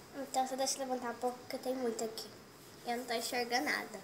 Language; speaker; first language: Portuguese; native; Portuguese